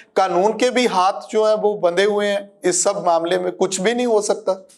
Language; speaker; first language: Hindi; non-native, local second language; Punjabi